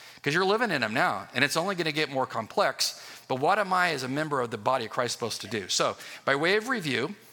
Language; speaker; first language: English; native; English